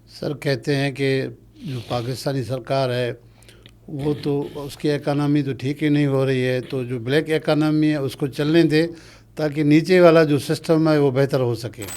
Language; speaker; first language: Urdu; non-native, local second language; Sindhi